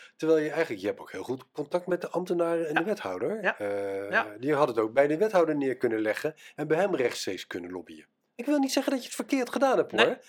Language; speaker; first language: Dutch; native; Dutch